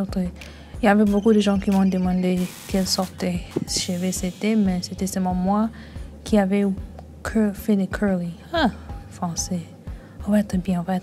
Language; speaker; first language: French; early bilingual, heritage; French